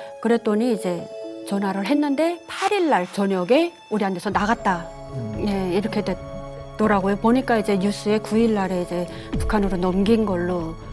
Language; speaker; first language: Korean; native; Korean